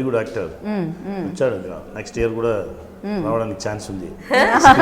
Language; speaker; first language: Telugu; non-native, local second language; Tamil